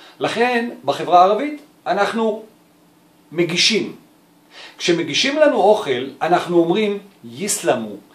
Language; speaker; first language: Hebrew; non-native, local second language; Arabic